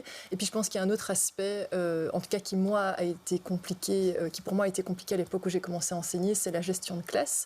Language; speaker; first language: French; native; French